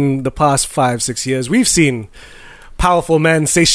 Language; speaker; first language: English; native; English